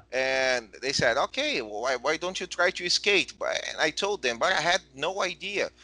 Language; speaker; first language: English; non-native, fluent; Portuguese